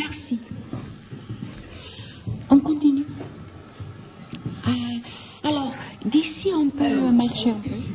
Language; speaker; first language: French; non-native, fluent; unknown